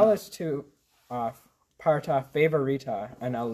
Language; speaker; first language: Spanish; non-native, learner; English